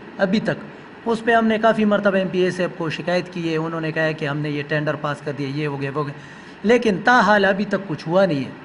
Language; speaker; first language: Urdu; non-native, local second language; Pashto